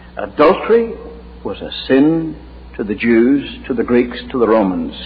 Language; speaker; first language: English; native; English